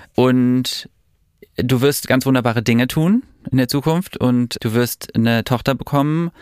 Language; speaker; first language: German; native; German